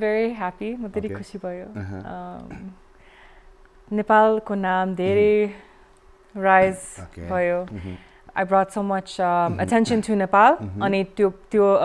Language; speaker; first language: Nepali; early bilingual, heritage; English